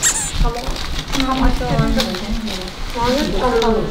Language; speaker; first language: Korean; non-native, fluent; Japanese